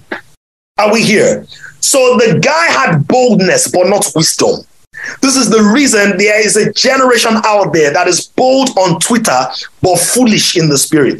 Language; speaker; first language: English; non-native, local second language; Yoruba